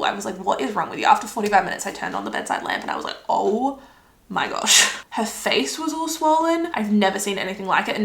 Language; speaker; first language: English; native; English